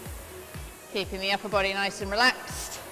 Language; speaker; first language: English; native; English